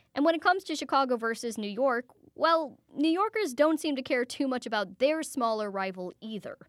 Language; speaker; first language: English; native; English